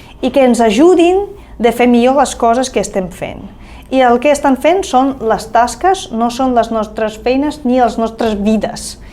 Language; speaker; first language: Catalan; non-native, fluent; Ukrainian